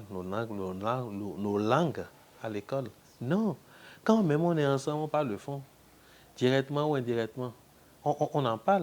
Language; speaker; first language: French; non-native, local second language; Fon